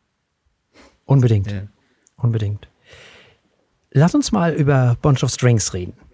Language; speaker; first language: German; native; German